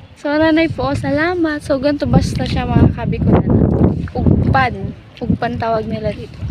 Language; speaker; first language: Filipino; non-native, local second language; Bikol